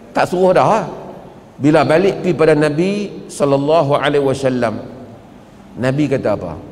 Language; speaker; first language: Malay; native; Malay